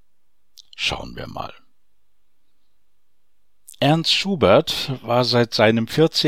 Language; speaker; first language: German; native; German